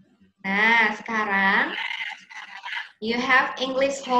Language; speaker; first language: English; non-native, learner; Indonesian